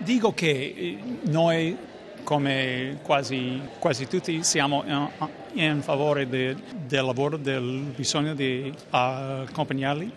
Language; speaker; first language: Italian; non-native, fluent; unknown